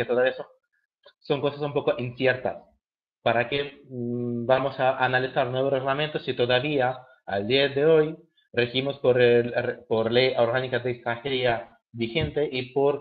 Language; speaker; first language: Spanish; native; Spanish